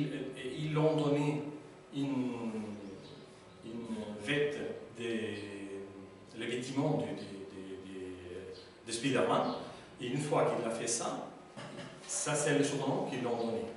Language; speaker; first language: French; non-native, learner; Spanish